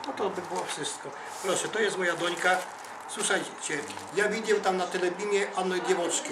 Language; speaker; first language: Polish; non-native, learner; Russian